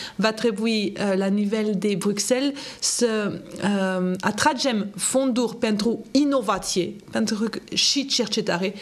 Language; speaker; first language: Romanian; non-native, fluent; French